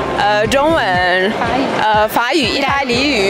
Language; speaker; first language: Chinese; non-native, fluent; Persian